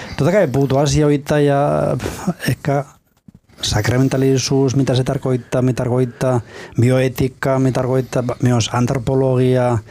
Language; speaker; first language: Finnish; non-native, fluent; Spanish